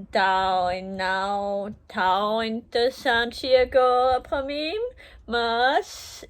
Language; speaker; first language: Portuguese; non-native, learner; German